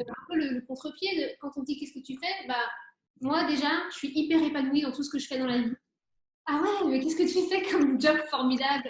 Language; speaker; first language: French; native; French